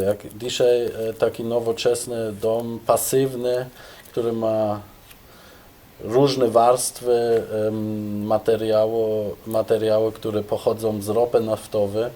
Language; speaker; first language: Polish; non-native, fluent; German